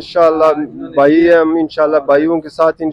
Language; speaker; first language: Hindi; non-native, local second language; Pashto